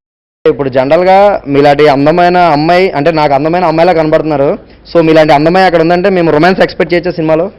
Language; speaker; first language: Telugu; native; Telugu